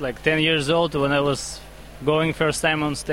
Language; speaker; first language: English; non-native, learner; Russian